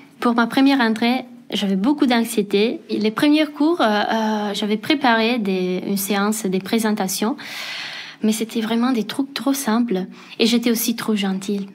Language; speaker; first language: French; non-native, fluent; Italian